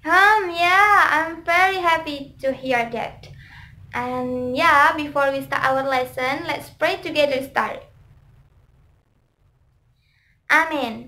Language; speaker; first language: English; non-native, learner; Indonesian